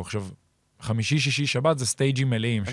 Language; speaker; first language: Hebrew; native; Hebrew